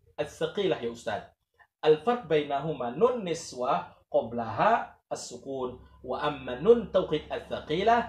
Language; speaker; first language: Arabic; non-native, fluent; Indonesian